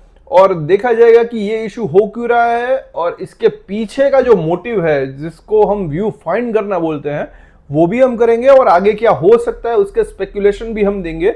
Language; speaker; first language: Hindi; non-native, local second language; Gujarati